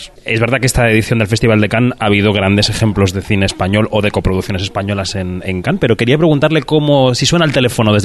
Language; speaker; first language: Spanish; native; Spanish